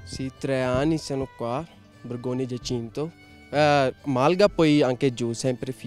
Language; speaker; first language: Italian; non-native, learner; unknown